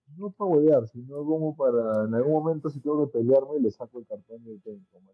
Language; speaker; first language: Spanish; native; Spanish